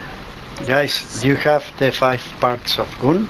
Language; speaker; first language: English; non-native, learner; Spanish